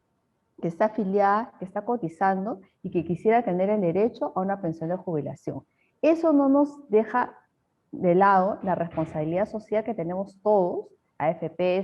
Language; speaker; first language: Spanish; native; Spanish